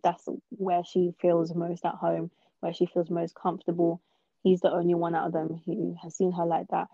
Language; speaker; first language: English; native; English